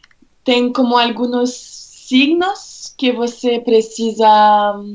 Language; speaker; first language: Portuguese; non-native, fluent; French